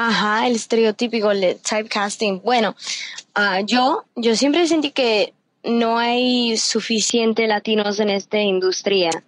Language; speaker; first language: Spanish; early bilingual, heritage; Spanish